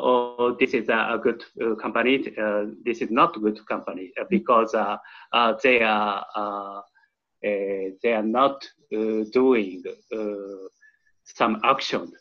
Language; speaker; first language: English; non-native, learner; Japanese